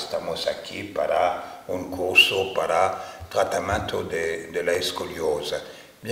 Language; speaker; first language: Spanish; non-native, fluent; French